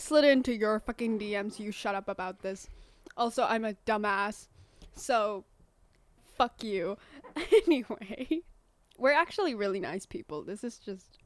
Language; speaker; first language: English; non-native, fluent; Finnish